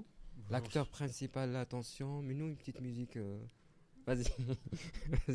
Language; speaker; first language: French; native; French